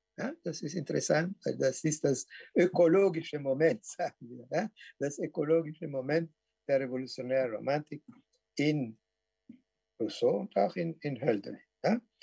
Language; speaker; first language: German; non-native, fluent; Portuguese